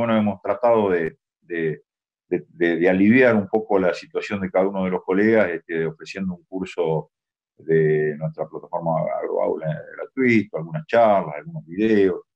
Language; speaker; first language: Spanish; native; Spanish